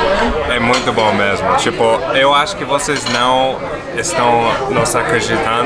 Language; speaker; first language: Portuguese; non-native, fluent; English